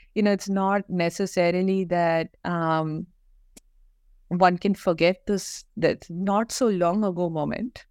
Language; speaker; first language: English; non-native, local second language; Malayalam